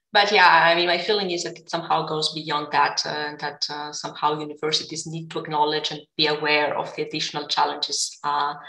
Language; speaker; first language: English; non-native, fluent; Greek